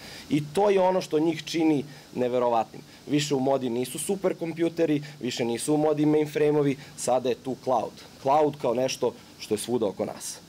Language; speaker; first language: Serbian; native; Serbian